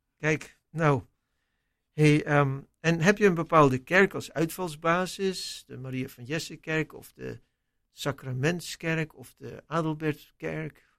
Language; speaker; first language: Dutch; native; Dutch